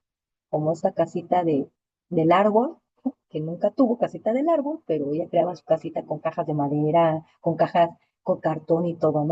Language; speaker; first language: Spanish; native; Spanish